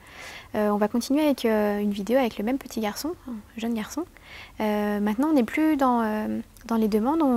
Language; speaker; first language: French; native; French